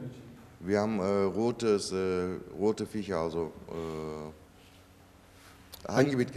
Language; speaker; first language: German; early bilingual, other home language; Turkish